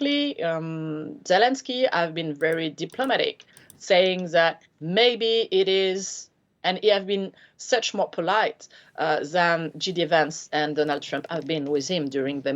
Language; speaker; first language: English; non-native, fluent; French